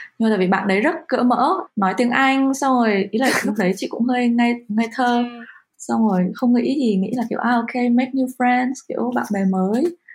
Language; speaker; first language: Vietnamese; early bilingual, heritage; Vietnamese